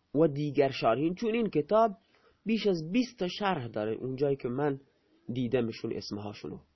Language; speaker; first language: Persian; non-native, local second language; Baluchi